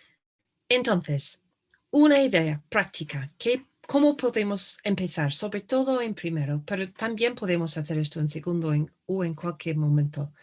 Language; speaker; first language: Spanish; non-native, fluent; English